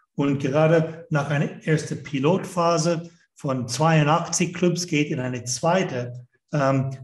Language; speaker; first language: German; non-native, fluent; English